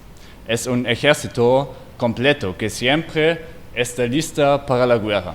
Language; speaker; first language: Spanish; non-native, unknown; German